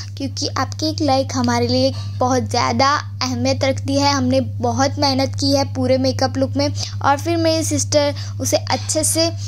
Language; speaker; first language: Hindi; non-native, local second language; Gujarati